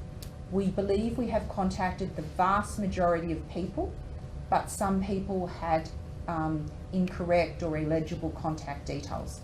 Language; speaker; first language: English; native; English